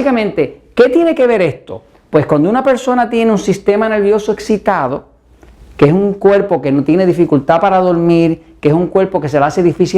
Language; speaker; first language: Spanish; native; Spanish